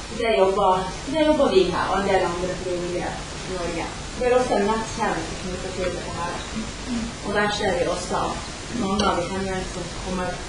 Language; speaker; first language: Norwegian; native; Norwegian